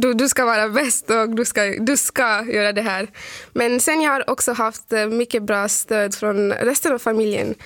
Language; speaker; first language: Swedish; non-native, fluent; Urdu